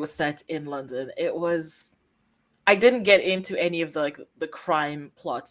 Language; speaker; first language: English; native; English